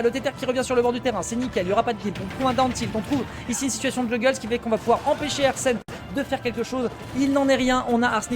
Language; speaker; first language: French; native; French